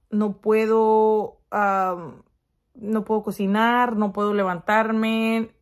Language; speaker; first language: Spanish; early bilingual, heritage; Spanish